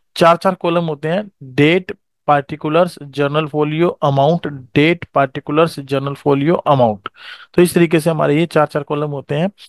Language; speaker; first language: Hindi; native; Hindi